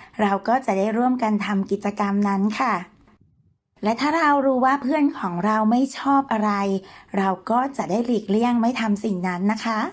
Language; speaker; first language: Thai; native; Thai